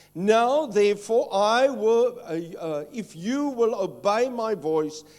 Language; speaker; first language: English; non-native, local second language; Afrikaans